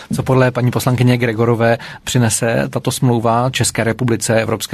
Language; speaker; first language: Czech; native; Czech